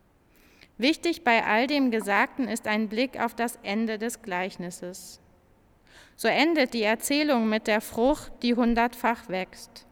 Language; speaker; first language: German; native; German